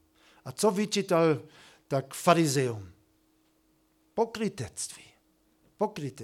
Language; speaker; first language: Czech; non-native, fluent; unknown